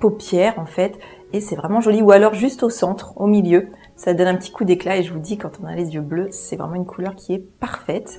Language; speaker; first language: French; native; French